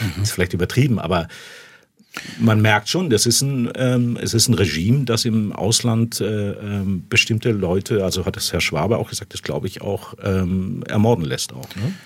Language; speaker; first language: German; native; German